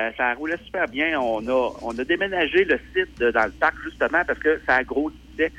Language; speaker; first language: French; native; French